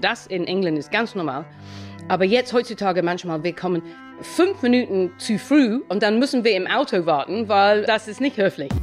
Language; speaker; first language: German; non-native, fluent; English